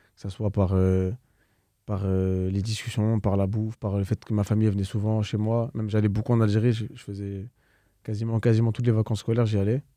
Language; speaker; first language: French; native; French